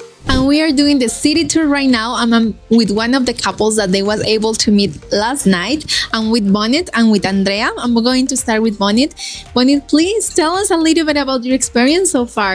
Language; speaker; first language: English; non-native, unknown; Spanish